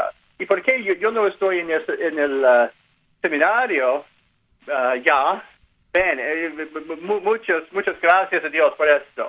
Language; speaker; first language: Spanish; non-native, learner; English